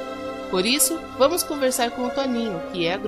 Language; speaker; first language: Portuguese; native; Portuguese